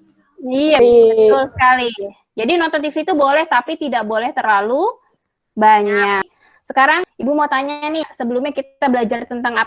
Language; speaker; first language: Indonesian; native; Indonesian